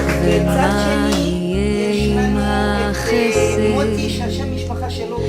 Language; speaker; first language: Hebrew; non-native, fluent; French